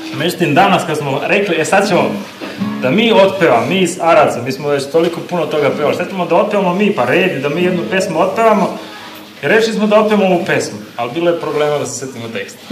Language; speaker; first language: Serbian; non-native, local second language; Slovak